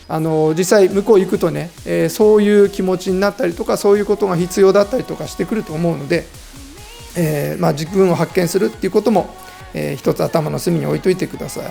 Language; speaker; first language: Japanese; native; Japanese